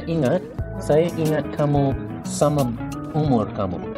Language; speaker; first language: Indonesian; non-native, learner; English